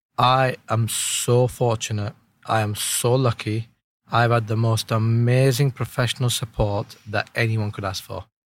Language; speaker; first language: English; early bilingual, other home language; Urdu